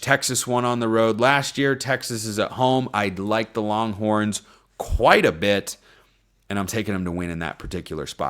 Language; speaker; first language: English; native; English